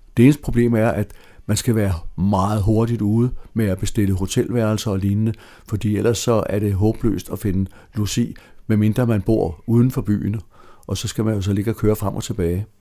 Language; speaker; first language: Danish; native; Danish